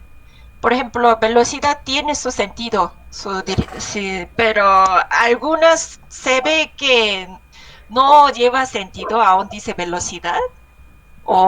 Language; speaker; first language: Spanish; non-native, learner; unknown